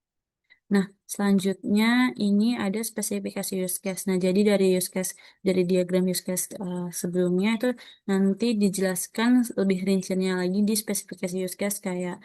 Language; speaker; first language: Indonesian; native; Indonesian